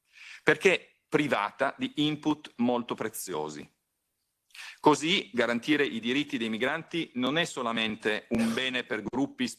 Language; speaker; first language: Italian; native; Italian